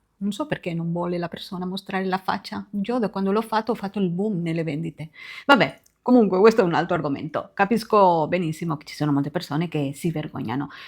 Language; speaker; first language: Italian; non-native, fluent; Spanish